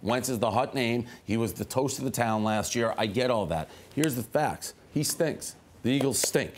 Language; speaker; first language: English; native; English